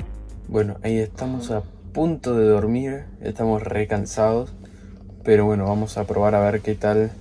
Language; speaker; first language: Spanish; native; Spanish